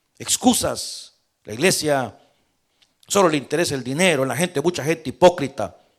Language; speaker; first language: Spanish; native; Spanish